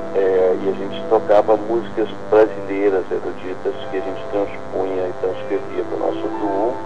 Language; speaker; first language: Portuguese; non-native, fluent; English